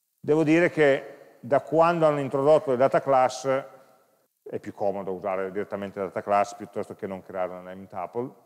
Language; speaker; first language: Italian; native; Italian